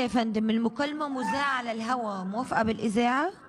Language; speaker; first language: Arabic; native; Arabic